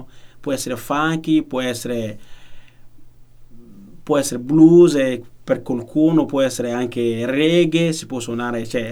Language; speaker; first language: Italian; non-native, learner; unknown